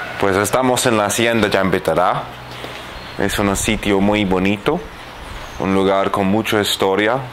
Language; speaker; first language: Spanish; non-native, fluent; Arabic